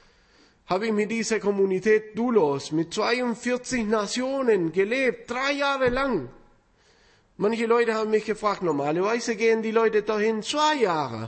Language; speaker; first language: German; non-native, fluent; Spanish